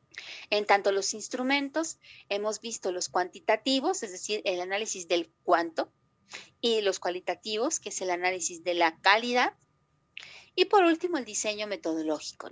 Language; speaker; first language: Spanish; native; Spanish